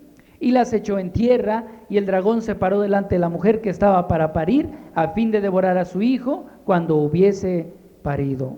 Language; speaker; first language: Spanish; native; Spanish